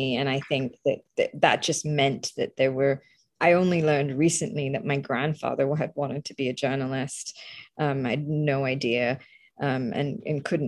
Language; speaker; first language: English; early bilingual, other home language; Bangla